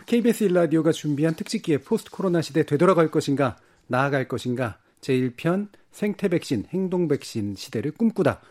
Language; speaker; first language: Korean; native; Korean